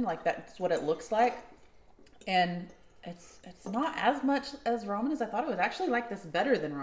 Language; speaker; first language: English; native; English